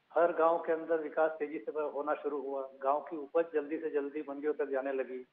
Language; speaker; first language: Hindi; native; Hindi